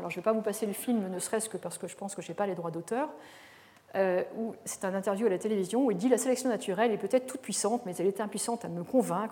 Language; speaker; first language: French; native; French